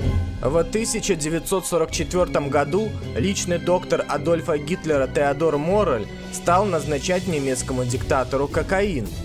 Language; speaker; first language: Russian; native; Russian